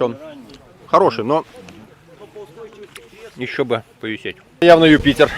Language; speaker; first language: Russian; native; Russian